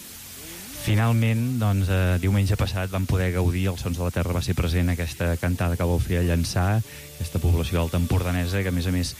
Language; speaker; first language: Catalan; native; Catalan